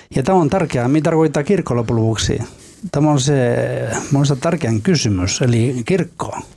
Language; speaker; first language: Finnish; non-native, fluent; Spanish